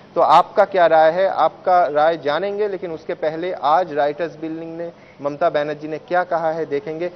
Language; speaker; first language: Hindi; non-native, local second language; Bangla